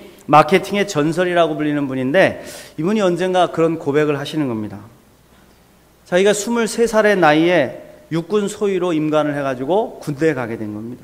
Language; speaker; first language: Korean; native; Korean